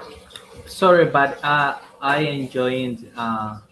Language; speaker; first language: English; non-native, learner; Spanish